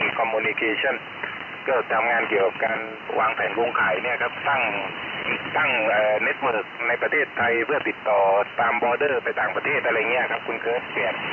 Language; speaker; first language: Thai; native; Thai